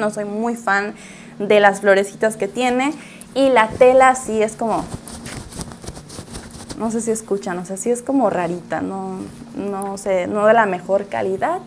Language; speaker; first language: Spanish; native; Spanish